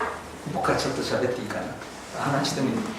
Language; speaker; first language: Japanese; native; Japanese